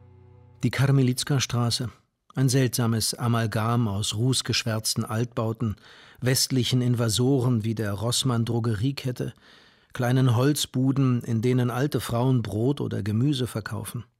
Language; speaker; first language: German; native; German